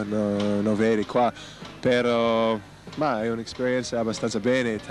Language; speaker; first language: Italian; non-native, learner; English